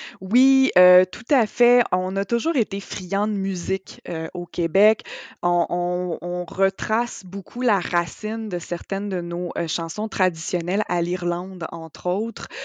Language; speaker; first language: French; native; French